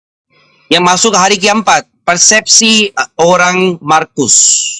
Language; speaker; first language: Indonesian; non-native, fluent; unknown